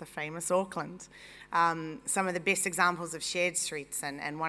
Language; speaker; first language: English; native; English